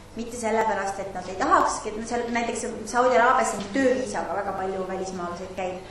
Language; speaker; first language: Estonian; non-native, fluent; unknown